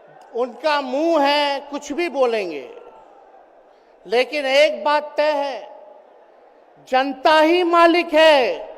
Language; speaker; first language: Hindi; native; Hindi